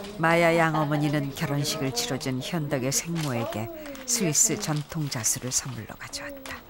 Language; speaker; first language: Korean; native; Korean